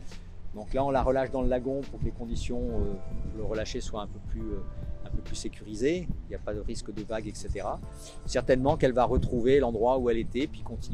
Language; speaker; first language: French; native; French